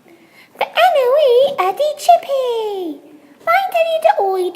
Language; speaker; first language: Welsh; non-native, local second language; English